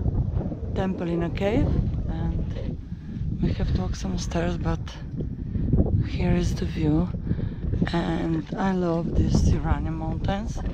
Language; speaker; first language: English; non-native, fluent; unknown